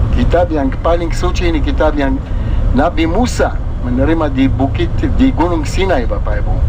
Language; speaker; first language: Indonesian; non-native, fluent; Hebrew